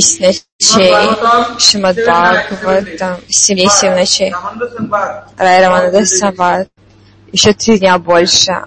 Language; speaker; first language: Russian; non-native, fluent; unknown